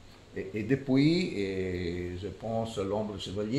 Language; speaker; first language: French; non-native, fluent; Italian